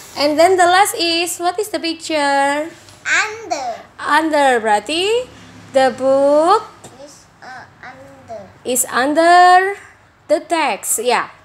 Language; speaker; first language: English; non-native, learner; Indonesian